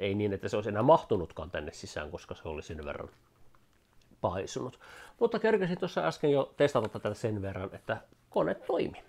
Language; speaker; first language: Finnish; native; Finnish